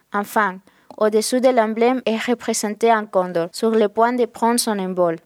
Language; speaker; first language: French; non-native, fluent; Spanish